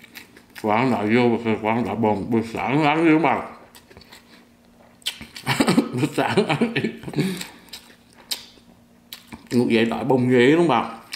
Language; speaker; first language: Vietnamese; native; Vietnamese